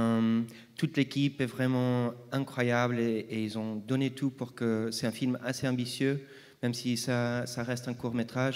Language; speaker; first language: French; non-native, fluent; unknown